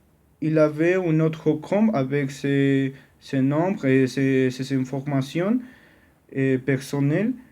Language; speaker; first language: French; non-native, learner; Spanish